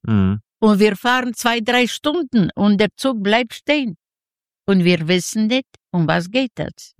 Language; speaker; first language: German; non-native, learner; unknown